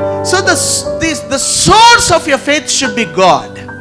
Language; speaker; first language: English; non-native, local second language; Telugu